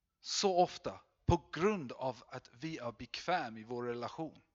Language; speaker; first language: Swedish; non-native, fluent; English